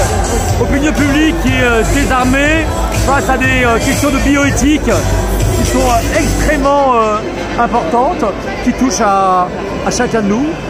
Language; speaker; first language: French; native; French